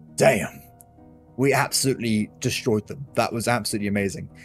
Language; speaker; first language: English; native; English